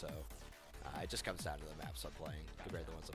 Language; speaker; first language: English; native; English